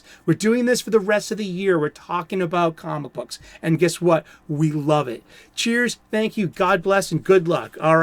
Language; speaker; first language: English; native; English